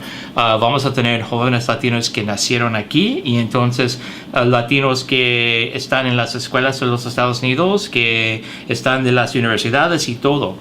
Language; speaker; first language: Spanish; early bilingual, heritage; English